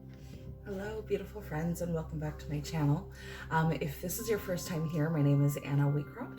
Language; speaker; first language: English; native; English